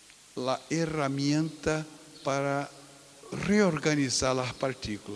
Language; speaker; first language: Spanish; non-native, fluent; Portuguese